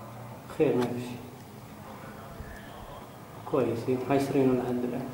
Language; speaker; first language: Arabic; native; Arabic